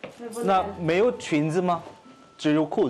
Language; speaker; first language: Chinese; non-native, learner; Korean